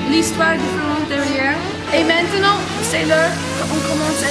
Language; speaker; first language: French; non-native, learner; English